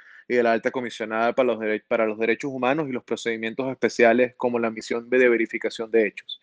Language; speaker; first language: Spanish; native; Spanish